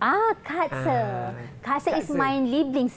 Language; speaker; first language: German; non-native, fluent; Malay